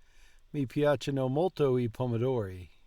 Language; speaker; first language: Italian; non-native, learner; English